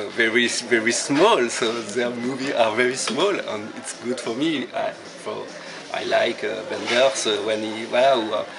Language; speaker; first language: English; non-native, learner; French